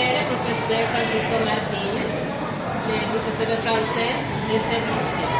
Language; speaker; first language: French; non-native, learner; Spanish